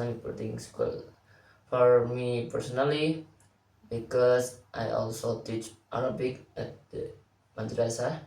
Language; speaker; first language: English; non-native, learner; Indonesian